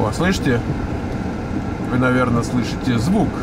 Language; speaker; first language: Russian; native; Russian